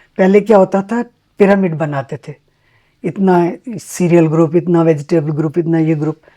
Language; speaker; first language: Hindi; native; Hindi